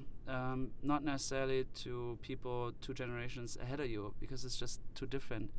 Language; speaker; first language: English; non-native, fluent; German